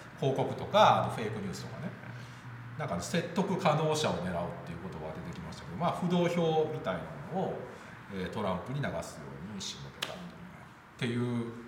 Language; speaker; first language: Japanese; native; Japanese